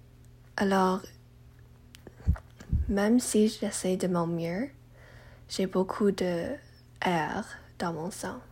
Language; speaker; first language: French; non-native, learner; English